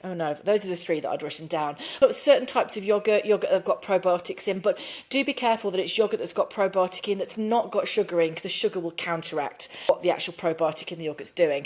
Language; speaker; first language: English; native; English